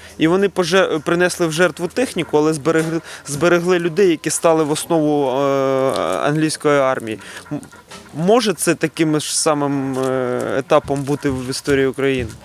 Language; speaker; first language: Ukrainian; native; Ukrainian